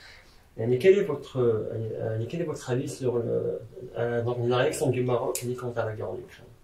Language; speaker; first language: French; non-native, local second language; Arabic